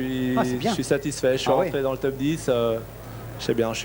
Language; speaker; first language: French; native; French